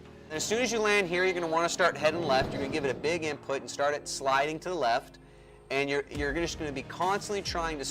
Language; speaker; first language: English; native; English